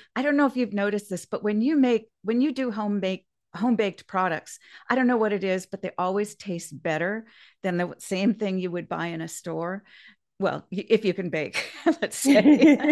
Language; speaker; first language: English; native; English